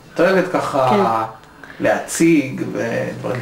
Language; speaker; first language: Hebrew; native; Hebrew